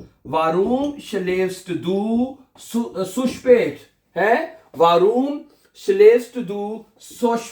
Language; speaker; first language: German; non-native, fluent; Urdu